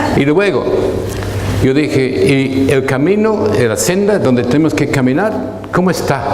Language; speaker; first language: Spanish; non-native, fluent; English